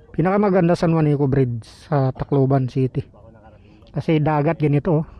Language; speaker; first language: Filipino; non-native, local second language; Cebuano